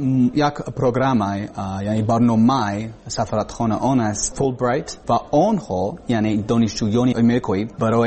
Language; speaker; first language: Persian; non-native, learner; English